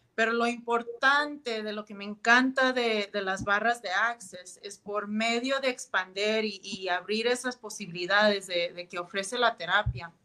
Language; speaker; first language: Spanish; early bilingual, heritage; Spanish